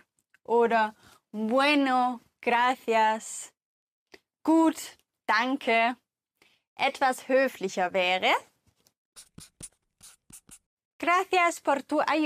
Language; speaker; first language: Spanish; non-native, fluent; German